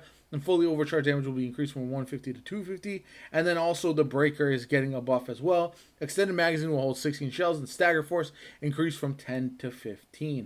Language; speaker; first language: English; native; English